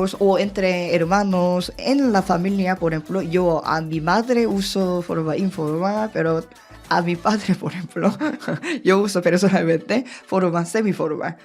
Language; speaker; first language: Spanish; non-native, learner; Korean